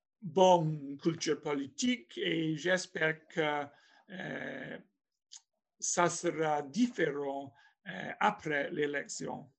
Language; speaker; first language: French; non-native, fluent; English